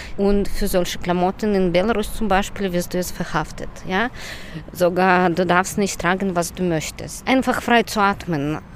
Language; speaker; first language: German; non-native, fluent; Russian